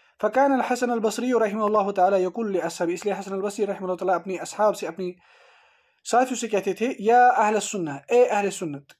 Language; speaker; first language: Urdu; native; Urdu